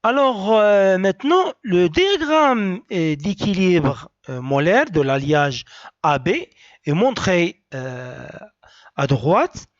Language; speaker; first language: French; non-native, local second language; Arabic